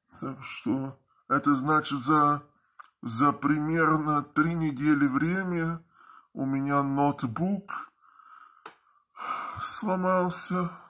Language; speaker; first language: Russian; early bilingual, heritage; Russian